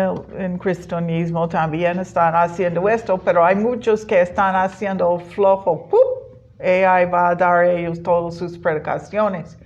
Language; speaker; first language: Spanish; non-native, learner; English